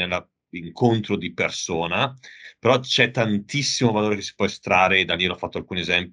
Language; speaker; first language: Italian; native; Italian